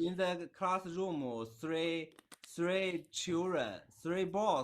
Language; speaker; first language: English; non-native, learner; Chinese